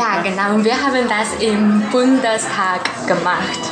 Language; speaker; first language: German; non-native, learner; Chinese